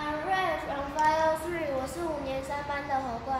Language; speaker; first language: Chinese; native; Chinese